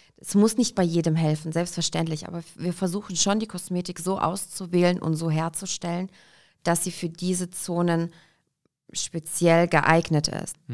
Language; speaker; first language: German; early bilingual, other home language; Russian